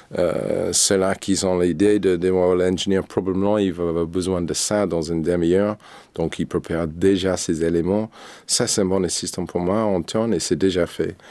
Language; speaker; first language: French; non-native, fluent; English